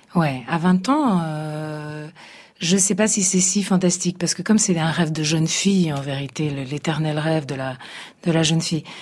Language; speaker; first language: French; early bilingual, other home language; Italian